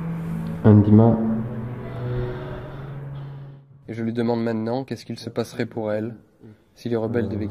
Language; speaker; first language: French; native; French